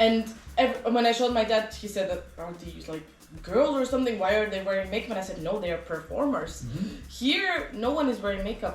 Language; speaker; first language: English; non-native, fluent; Bulgarian